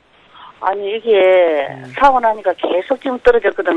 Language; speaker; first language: Korean; native; Korean